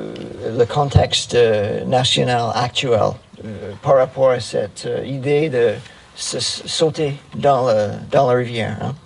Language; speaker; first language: French; non-native, fluent; English